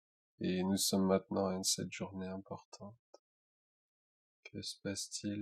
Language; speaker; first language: French; native; French